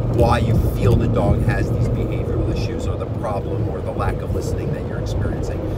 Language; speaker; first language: English; native; English